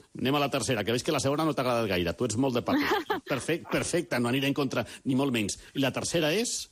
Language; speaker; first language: Catalan; native; Catalan